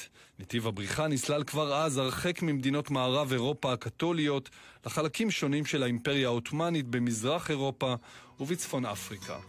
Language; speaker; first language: Hebrew; native; Hebrew